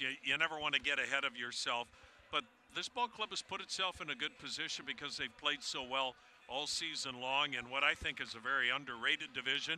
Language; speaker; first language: English; native; English